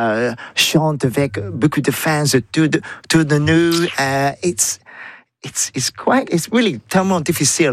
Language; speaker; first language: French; non-native, learner; English